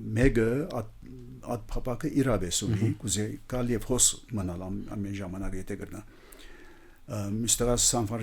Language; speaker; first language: Armenian; early bilingual, heritage; Armenian